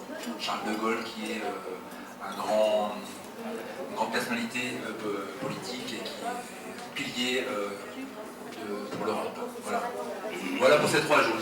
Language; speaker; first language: French; native; French